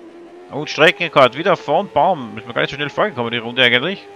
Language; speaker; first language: German; native; German